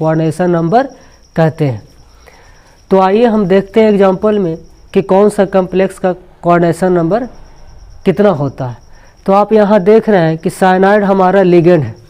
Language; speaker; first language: Hindi; native; Hindi